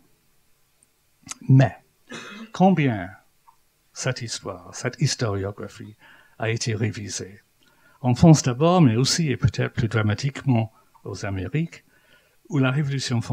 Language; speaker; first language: French; non-native, fluent; English